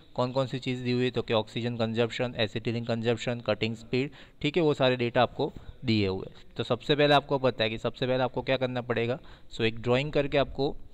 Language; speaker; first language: Hindi; non-native, local second language; Gujarati